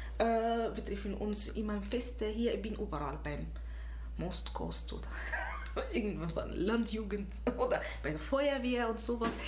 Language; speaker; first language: German; non-native, fluent; Arabic